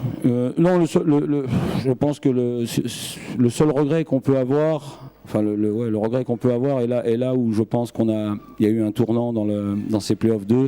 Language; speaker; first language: French; native; French